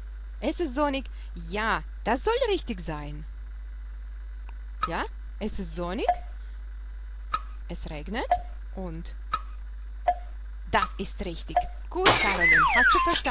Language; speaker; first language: German; non-native, fluent; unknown